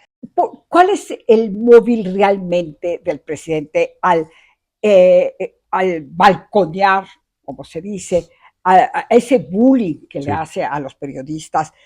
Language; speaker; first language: Spanish; native; Spanish